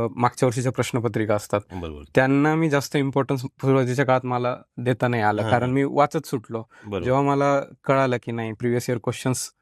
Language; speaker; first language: Marathi; native; Marathi